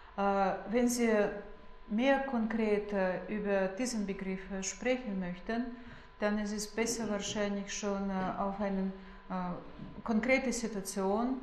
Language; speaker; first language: German; non-native, fluent; Russian